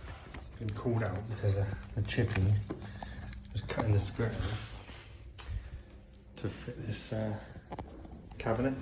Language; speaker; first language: English; native; English